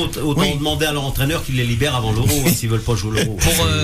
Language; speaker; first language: French; native; French